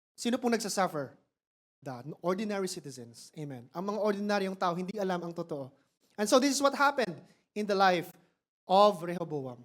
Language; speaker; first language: Filipino; non-native, local second language; Cebuano